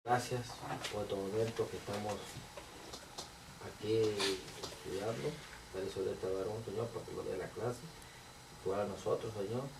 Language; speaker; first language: Spanish; native; Spanish